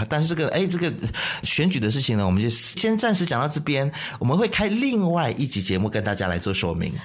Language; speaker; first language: Chinese; native; Chinese